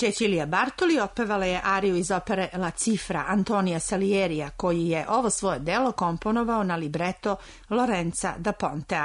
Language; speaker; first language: Serbian; native; Serbian